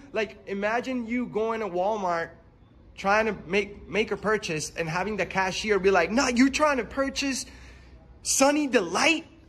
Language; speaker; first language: English; early bilingual, other home language; Spanish